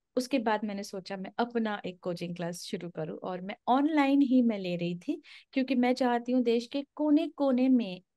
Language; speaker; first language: Hindi; non-native, local second language; Marathi